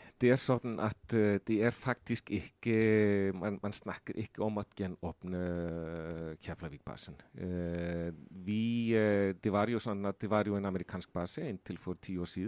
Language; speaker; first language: Norwegian; non-native, fluent; Icelandic